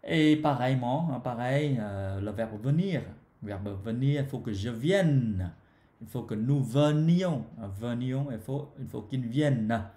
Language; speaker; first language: French; non-native, fluent; Vietnamese